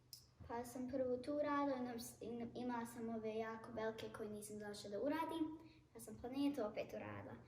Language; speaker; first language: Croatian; early bilingual, heritage; Bosnian